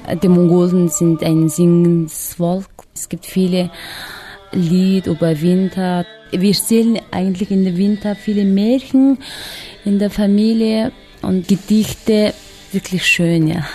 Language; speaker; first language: German; non-native, learner; Mongolian